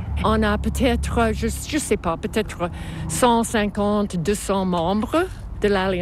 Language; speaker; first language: French; non-native, fluent; English